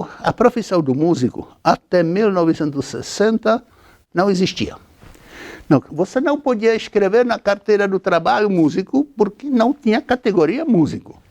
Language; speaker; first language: Portuguese; non-native, fluent; Czech